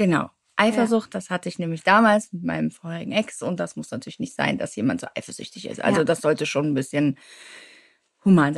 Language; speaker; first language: German; native; German